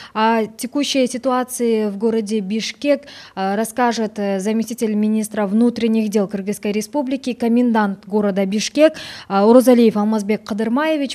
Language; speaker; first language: Russian; non-native, local second language; Kyrgyz